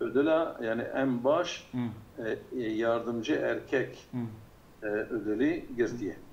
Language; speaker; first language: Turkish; non-native, local second language; Kurdish